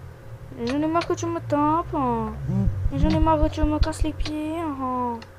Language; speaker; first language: French; native; French